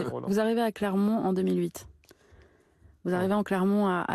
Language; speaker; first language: French; native; French